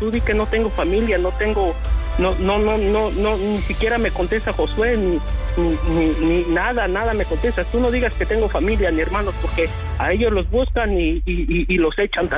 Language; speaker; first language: Spanish; native; Spanish